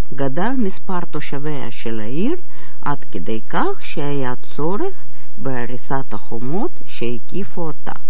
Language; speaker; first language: Hebrew; non-native, fluent; Russian